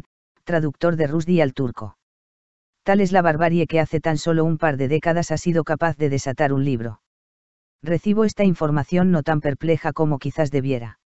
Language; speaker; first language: Spanish; native; Spanish